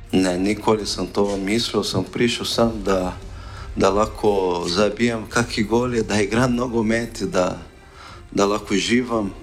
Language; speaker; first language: Slovenian; non-native, learner; Portuguese